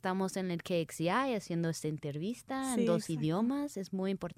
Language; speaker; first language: Spanish; early bilingual, heritage; Spanish